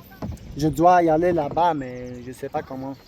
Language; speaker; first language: French; non-native, learner; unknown